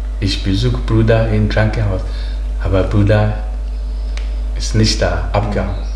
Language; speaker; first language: German; non-native, learner; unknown